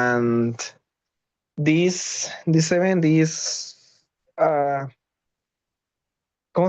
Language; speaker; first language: English; non-native, learner; Spanish